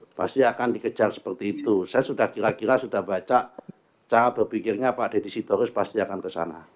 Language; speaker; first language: Indonesian; native; Indonesian